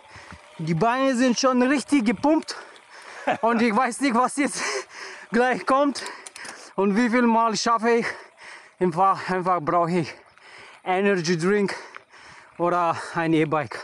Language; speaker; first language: German; non-native, learner; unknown